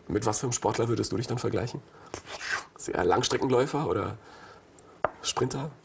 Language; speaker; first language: German; native; German